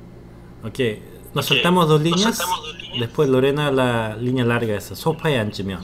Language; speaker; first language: Spanish; non-native, fluent; Korean